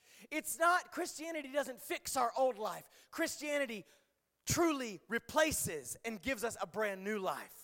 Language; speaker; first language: English; native; English